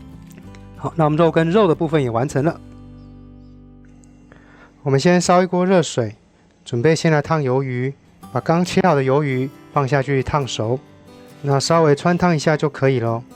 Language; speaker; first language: Chinese; native; Chinese